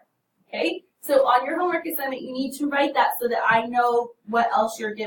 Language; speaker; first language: English; native; English